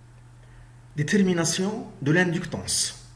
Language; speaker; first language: French; non-native, local second language; Arabic